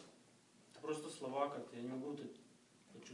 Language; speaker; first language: Russian; native; Russian